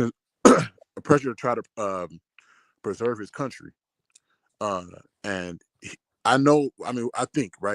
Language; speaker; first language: English; native; English